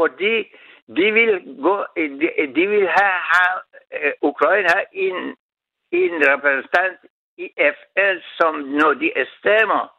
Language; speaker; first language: Danish; non-native, learner; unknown